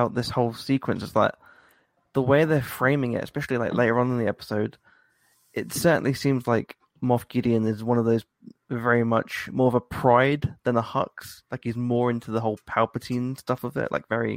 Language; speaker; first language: English; native; English